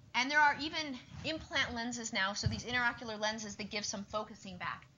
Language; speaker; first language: English; native; English